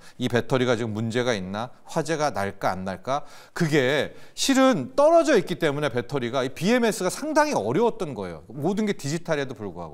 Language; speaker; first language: Korean; native; Korean